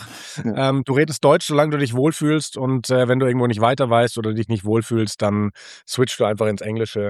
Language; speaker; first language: German; native; German